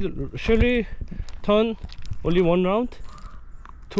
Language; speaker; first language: English; non-native, learner; Korean